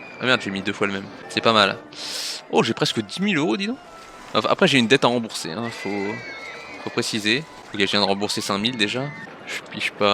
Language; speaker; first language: French; native; French